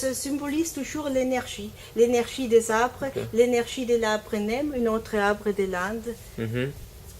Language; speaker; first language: French; non-native, learner; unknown